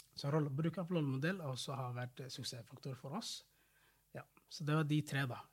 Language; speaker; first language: Norwegian; non-native, fluent; Somali